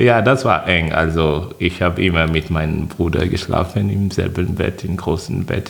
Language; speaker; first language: German; non-native, fluent; French